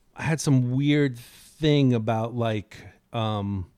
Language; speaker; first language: English; native; English